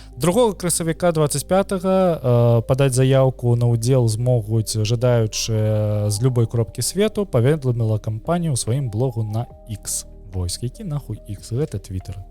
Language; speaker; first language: Belarusian; native; Belarusian